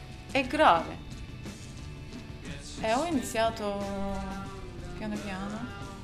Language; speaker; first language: Italian; non-native, learner; Turkish